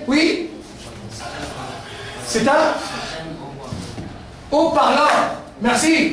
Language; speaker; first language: French; non-native, fluent; Arabic